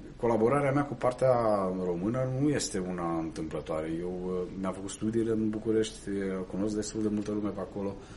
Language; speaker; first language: Romanian; native; Romanian